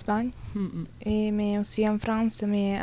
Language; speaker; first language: French; non-native, learner; Italian